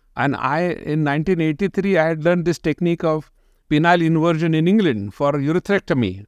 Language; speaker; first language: English; non-native, local second language; Marathi